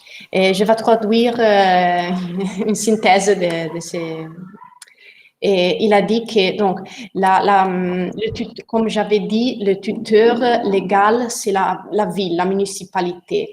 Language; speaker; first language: French; non-native, learner; Italian